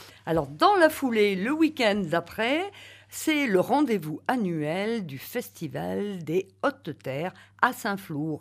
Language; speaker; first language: French; native; French